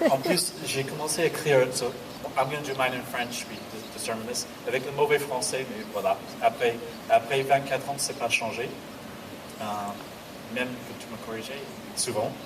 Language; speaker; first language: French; non-native, learner; English